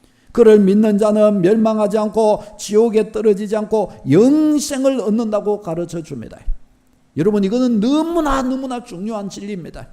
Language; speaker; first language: Korean; native; Korean